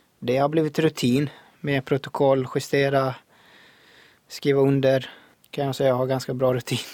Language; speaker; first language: Swedish; non-native, fluent; Arabic